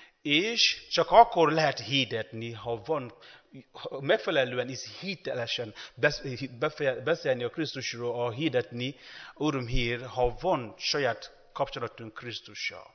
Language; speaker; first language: Hungarian; non-native, learner; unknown